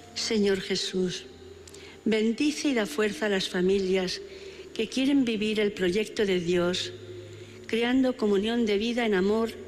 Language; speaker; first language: Spanish; non-native, local second language; Catalan